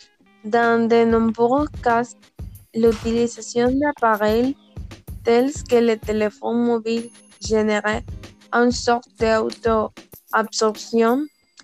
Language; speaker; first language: French; non-native, learner; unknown